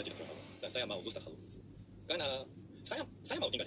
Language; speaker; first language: Indonesian; non-native, learner; Korean